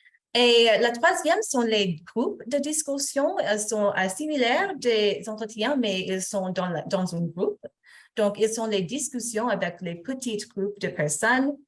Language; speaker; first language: French; non-native, fluent; English